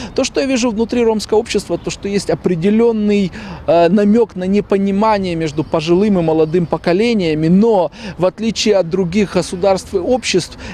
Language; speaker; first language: Russian; native; Russian